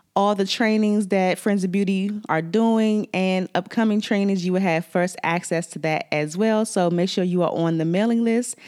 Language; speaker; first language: English; native; English